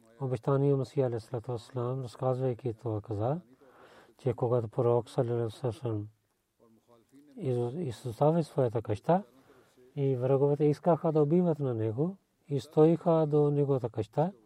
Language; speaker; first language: Bulgarian; non-native, fluent; Urdu